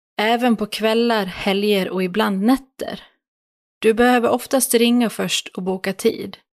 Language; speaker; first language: Swedish; native; Swedish